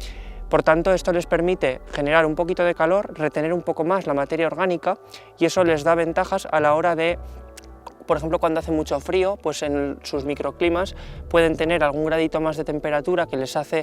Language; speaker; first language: Spanish; native; Spanish